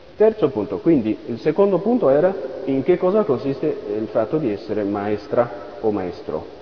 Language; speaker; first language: Italian; non-native, fluent; French